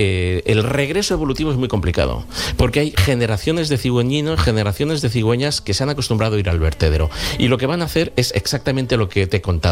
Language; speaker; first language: Spanish; native; Spanish